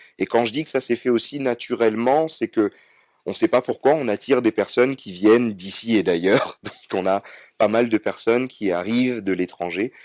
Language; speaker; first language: French; native; French